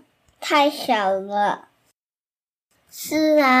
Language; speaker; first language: Chinese; early bilingual, heritage; Chinese